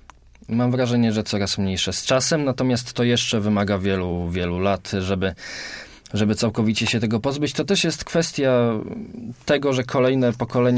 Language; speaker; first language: Polish; native; Polish